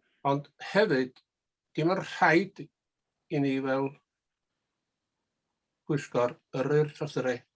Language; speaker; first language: Welsh; native; Welsh